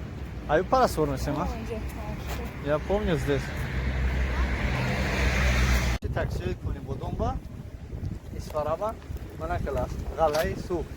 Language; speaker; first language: Russian; non-native, local second language; Tajik